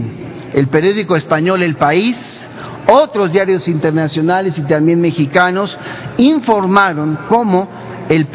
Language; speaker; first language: Spanish; native; Spanish